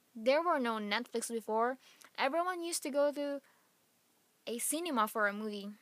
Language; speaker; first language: English; non-native, local second language; Filipino